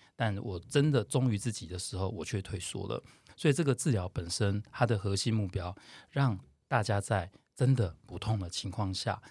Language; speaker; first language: Chinese; native; Chinese